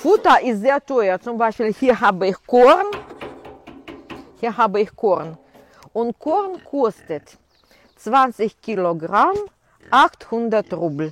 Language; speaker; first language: German; non-native, fluent; Russian